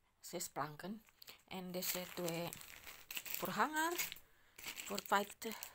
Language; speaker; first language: Dutch; non-native, learner; Indonesian